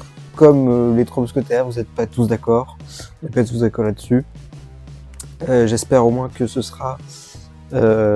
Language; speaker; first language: French; native; French